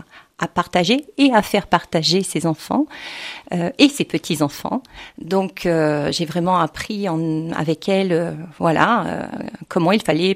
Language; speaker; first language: French; native; French